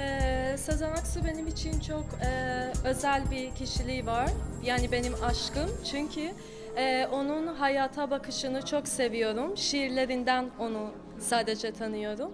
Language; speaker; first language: Turkish; non-native, fluent; Persian